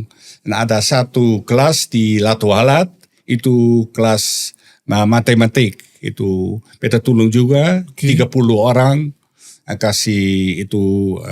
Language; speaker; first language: Indonesian; non-native, learner; Dutch